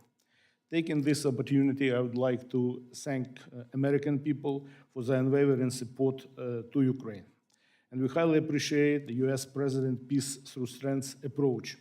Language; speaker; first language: English; non-native, fluent; Ukrainian